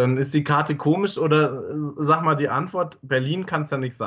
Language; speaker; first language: German; native; German